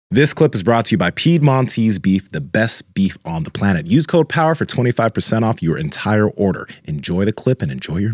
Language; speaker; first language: English; native; English